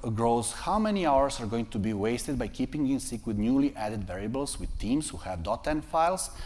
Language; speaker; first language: English; non-native, fluent; Serbian